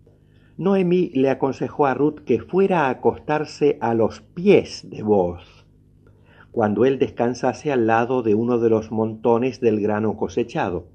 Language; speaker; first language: Spanish; native; Spanish